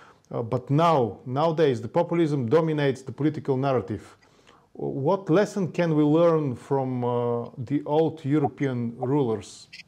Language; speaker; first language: English; non-native, fluent; Bulgarian